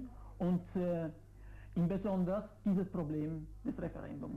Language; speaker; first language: German; non-native, fluent; Italian